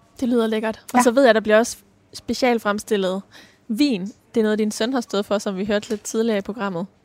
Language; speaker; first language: Danish; native; Danish